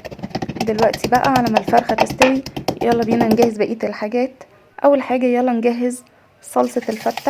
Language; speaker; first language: Arabic; native; Arabic